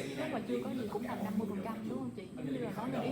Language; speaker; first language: Vietnamese; native; Vietnamese